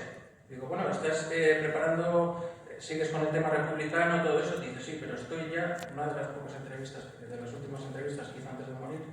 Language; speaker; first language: Spanish; native; Spanish